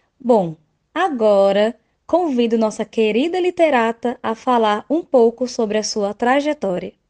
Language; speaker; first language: Portuguese; native; Portuguese